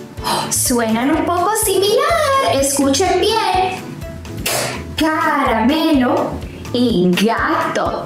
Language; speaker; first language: Spanish; non-native, fluent; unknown